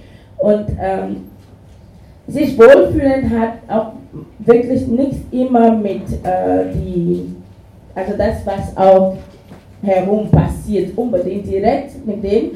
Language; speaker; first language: German; non-native, fluent; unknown